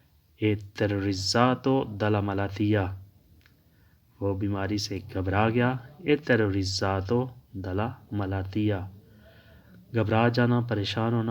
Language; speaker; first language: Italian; non-native, learner; Urdu